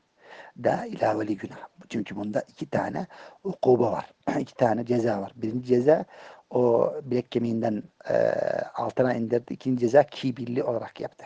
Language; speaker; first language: Turkish; native; Turkish